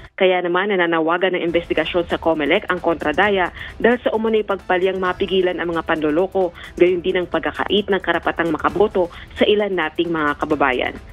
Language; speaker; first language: Filipino; native; Filipino